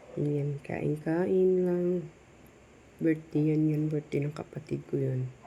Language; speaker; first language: Filipino; non-native, local second language; Hiligaynon